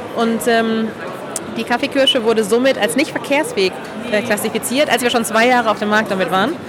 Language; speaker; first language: German; non-native, fluent; Catalan